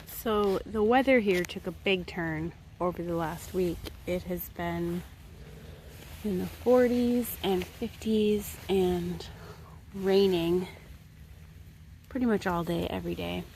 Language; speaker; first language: English; native; English